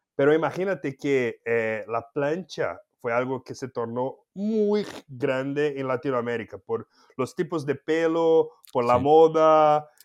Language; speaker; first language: Spanish; non-native, fluent; Portuguese